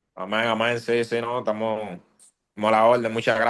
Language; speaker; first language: Spanish; native; Spanish